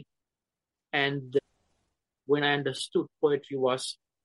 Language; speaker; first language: English; non-native, fluent; Romanian